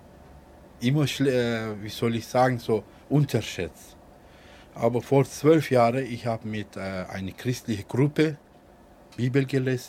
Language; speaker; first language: German; early bilingual, other home language; Turkish